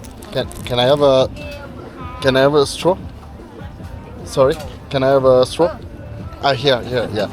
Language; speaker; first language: English; non-native, learner; French